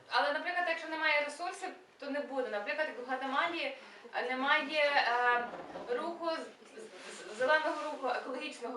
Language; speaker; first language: Ukrainian; native; Ukrainian